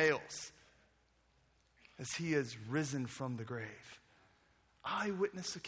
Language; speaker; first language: English; native; English